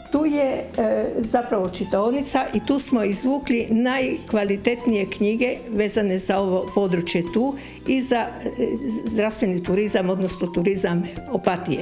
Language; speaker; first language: Croatian; native; Croatian